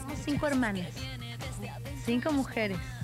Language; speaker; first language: Portuguese; non-native, learner; Spanish